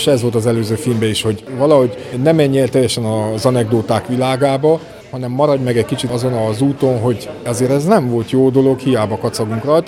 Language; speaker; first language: Hungarian; native; Hungarian